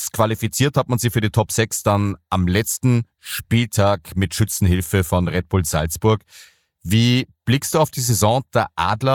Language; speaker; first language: German; native; German